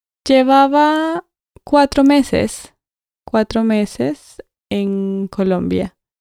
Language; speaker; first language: Spanish; native; Spanish